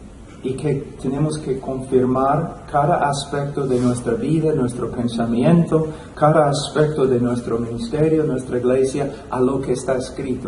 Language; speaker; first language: Spanish; non-native, fluent; English